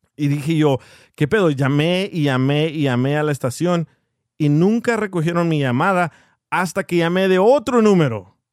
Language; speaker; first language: Spanish; early bilingual, heritage; Spanish